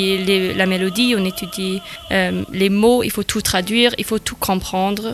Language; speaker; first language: French; non-native, fluent; German